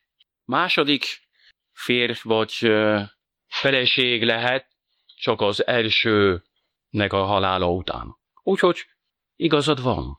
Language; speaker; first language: Hungarian; non-native, fluent; French